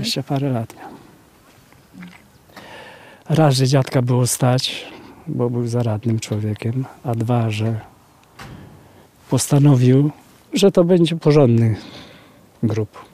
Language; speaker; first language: Polish; native; Polish